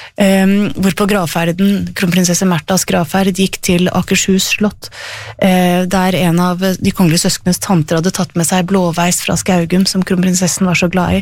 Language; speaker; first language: Norwegian; native; Norwegian